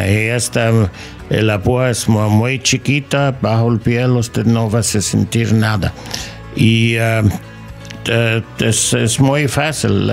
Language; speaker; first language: Spanish; non-native, learner; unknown